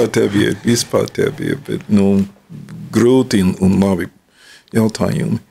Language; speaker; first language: Latvian; non-native, fluent; English